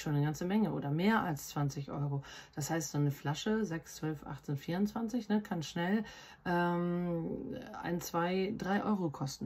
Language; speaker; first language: German; native; German